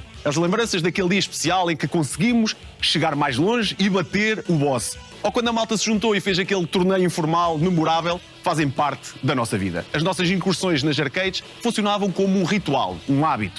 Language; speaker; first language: Portuguese; native; Portuguese